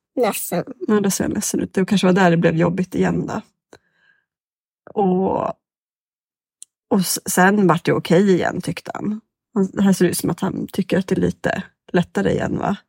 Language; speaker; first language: Swedish; native; Swedish